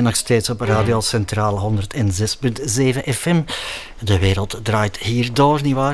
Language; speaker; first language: Dutch; native; Dutch